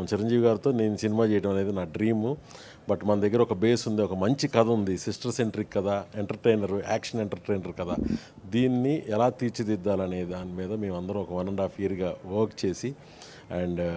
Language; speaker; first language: Telugu; native; Telugu